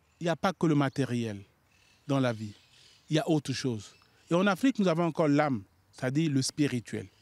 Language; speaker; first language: French; non-native, local second language; Sango